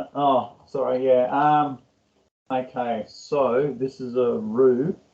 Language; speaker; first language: English; non-native, learner; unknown